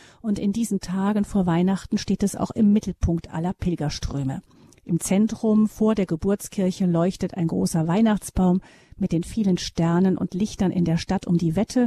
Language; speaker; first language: German; native; German